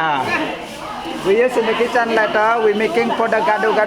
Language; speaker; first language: English; non-native, learner; Indonesian